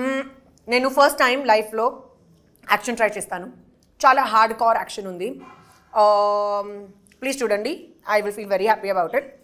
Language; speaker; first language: Telugu; non-native, learner; Hindi